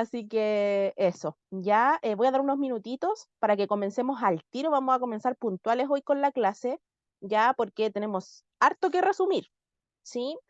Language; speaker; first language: Spanish; native; Spanish